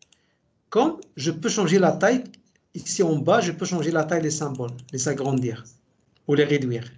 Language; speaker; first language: French; native; French